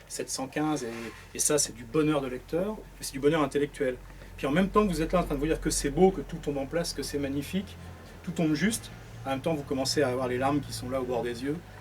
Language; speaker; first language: French; native; French